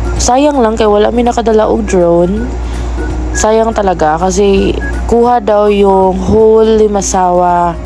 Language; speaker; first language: Filipino; non-native, local second language; Cebuano